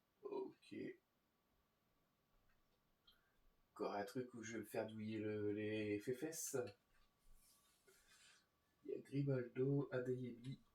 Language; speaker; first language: French; native; French